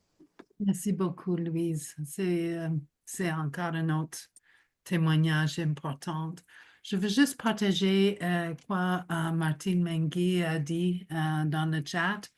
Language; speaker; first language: French; non-native, local second language; English